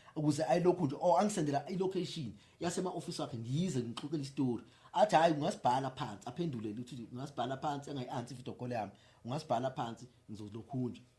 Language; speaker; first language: Zulu; native; Zulu